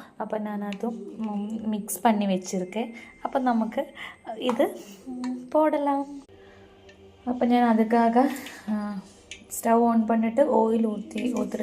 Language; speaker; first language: Tamil; non-native, learner; Malayalam